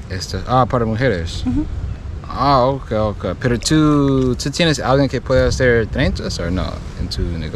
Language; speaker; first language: Spanish; non-native, learner; English